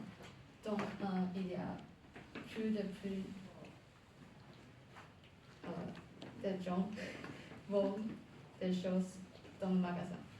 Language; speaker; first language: French; non-native, learner; Chinese